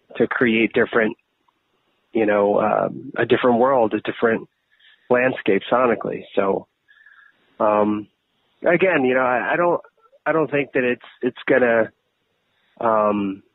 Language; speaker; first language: English; native; English